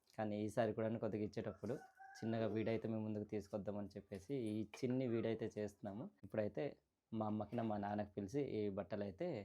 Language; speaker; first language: Telugu; non-native, local second language; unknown